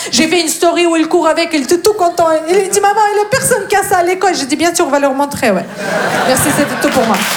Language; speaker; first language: French; non-native, fluent; Russian